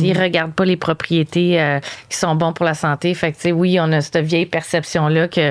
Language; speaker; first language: French; native; French